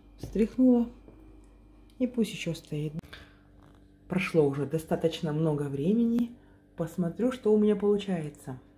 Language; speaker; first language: Russian; native; Russian